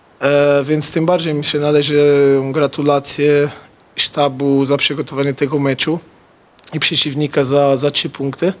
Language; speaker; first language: Polish; non-native, fluent; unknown